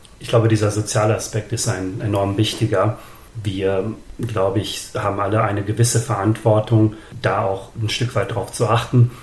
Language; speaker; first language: German; early bilingual, other home language; Serbian